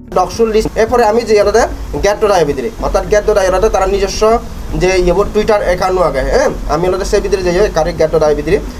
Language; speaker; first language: Bangla; non-native, local second language; Chakma